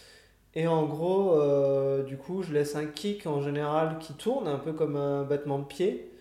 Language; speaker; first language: French; native; French